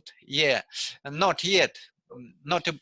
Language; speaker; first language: English; non-native, learner; Russian